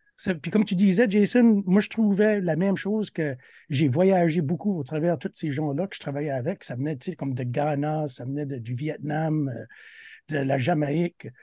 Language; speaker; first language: French; native; French